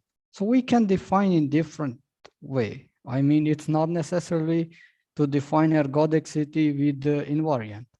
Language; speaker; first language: English; non-native, local second language; Urdu